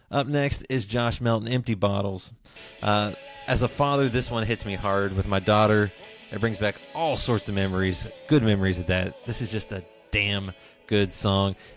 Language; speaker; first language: English; native; English